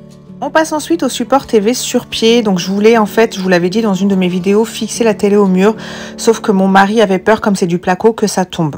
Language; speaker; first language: French; native; French